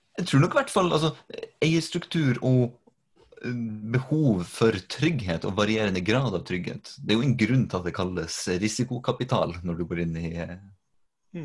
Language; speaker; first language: Norwegian; native; Norwegian